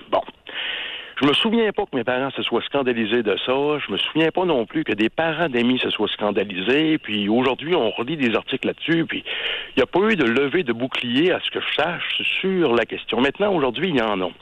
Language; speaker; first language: French; native; French